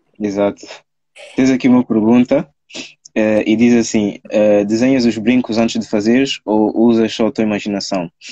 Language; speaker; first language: Portuguese; native; Portuguese